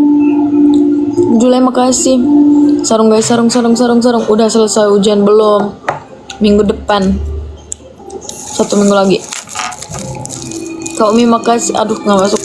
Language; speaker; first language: Indonesian; native; Indonesian